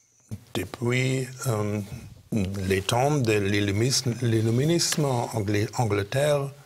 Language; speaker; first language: French; non-native, fluent; German